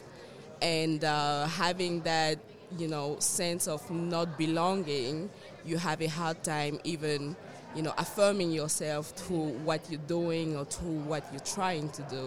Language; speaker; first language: English; non-native, local second language; French